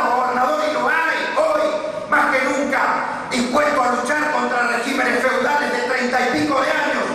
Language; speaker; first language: Spanish; native; Spanish